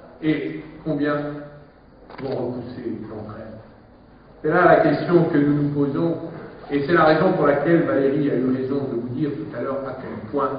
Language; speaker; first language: French; native; French